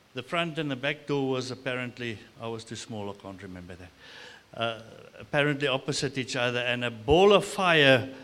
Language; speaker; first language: English; non-native, local second language; Afrikaans